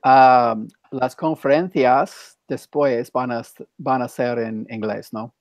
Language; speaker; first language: Spanish; non-native, learner; English